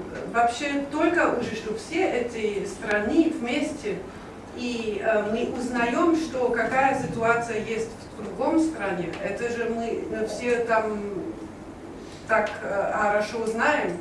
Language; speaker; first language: Russian; non-native, learner; German